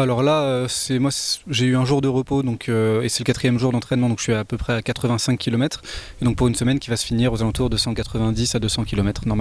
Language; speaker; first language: French; native; French